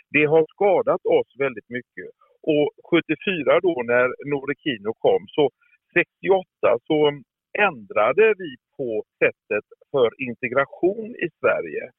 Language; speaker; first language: Swedish; native; Swedish